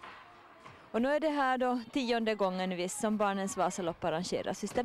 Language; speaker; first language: Swedish; native; Swedish